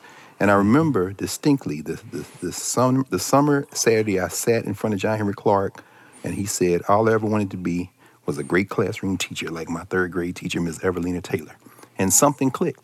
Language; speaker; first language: English; native; English